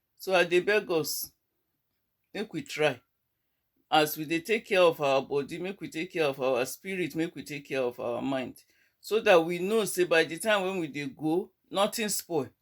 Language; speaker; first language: Nigerian Pidgin; non-native, local second language; Yoruba